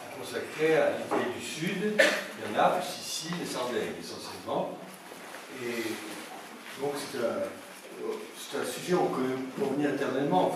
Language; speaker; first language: French; native; French